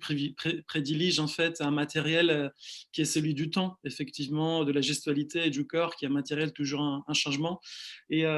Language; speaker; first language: French; non-native, fluent; Italian